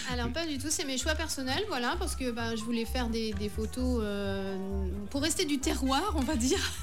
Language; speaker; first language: French; native; French